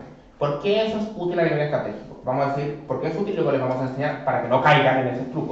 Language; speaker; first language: Spanish; native; Spanish